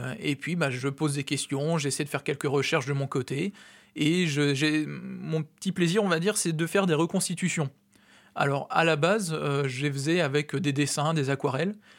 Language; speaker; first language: French; native; French